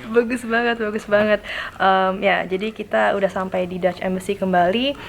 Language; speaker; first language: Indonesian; native; Indonesian